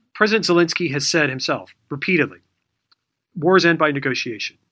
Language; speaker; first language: English; native; English